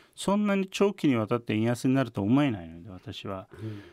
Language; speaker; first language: Japanese; non-native, fluent; Turkish